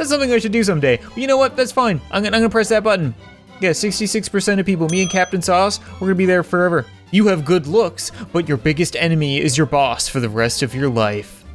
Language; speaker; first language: English; native; English